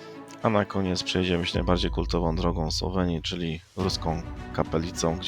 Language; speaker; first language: Polish; native; Polish